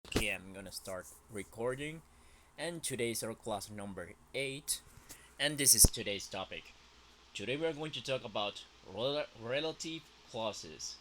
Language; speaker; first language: English; non-native, fluent; Spanish